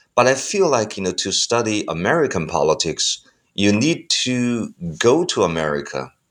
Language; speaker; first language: English; non-native, fluent; Chinese